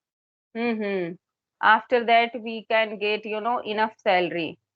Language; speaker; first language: English; non-native, local second language; Hindi